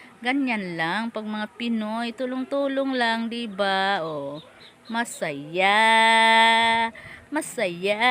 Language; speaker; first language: Filipino; non-native, local second language; Cebuano